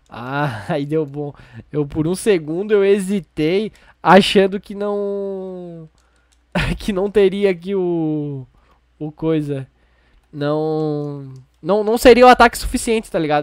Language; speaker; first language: Portuguese; native; Portuguese